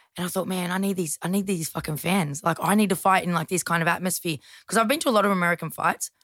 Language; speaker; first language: English; native; English